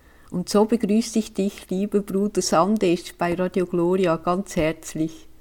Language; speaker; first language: German; native; German